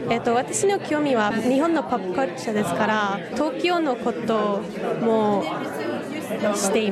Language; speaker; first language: Japanese; non-native, learner; English